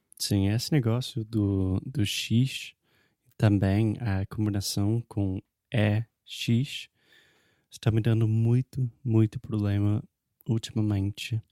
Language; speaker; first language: Portuguese; non-native, fluent; English